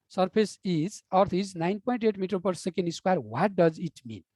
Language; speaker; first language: English; non-native, local second language; Nepali